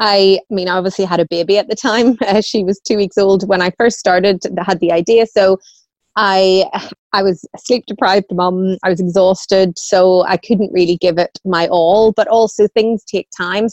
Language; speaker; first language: English; native; English